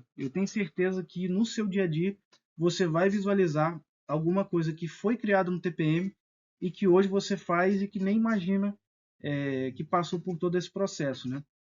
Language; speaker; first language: Portuguese; native; Portuguese